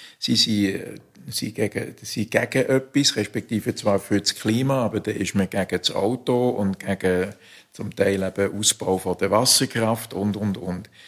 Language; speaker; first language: German; native; German